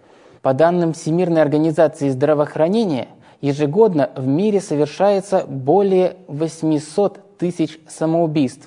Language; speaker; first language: Russian; native; Russian